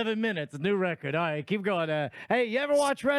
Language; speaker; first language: English; native; English